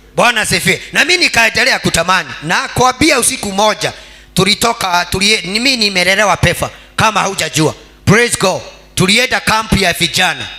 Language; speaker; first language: Swahili; non-native, local second language; Kikuyu